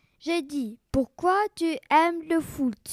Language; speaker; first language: French; non-native, learner; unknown